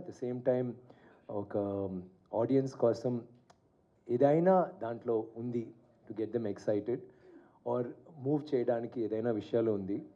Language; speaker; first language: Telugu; non-native, learner; Tamil